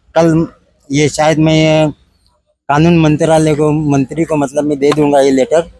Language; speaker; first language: Hindi; non-native, local second language; Marathi